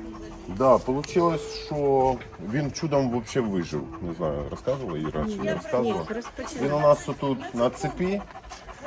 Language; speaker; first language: Ukrainian; native; Ukrainian